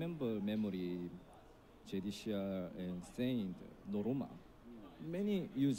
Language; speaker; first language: English; non-native, learner; Korean